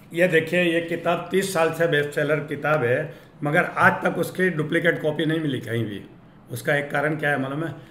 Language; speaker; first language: Hindi; non-native, local second language; Gujarati